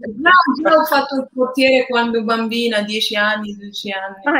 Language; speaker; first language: Italian; non-native, learner; Spanish